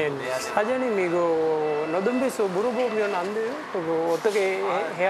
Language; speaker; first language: Korean; non-native, learner; Sinhala